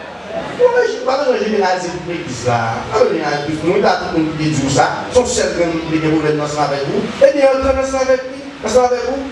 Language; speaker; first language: French; non-native, learner; Haitian Creole